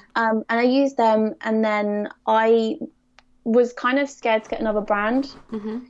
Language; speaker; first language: English; native; English